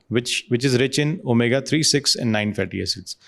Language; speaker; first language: English; non-native, local second language; Punjabi